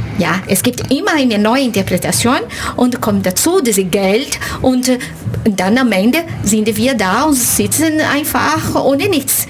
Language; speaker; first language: German; non-native, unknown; Portuguese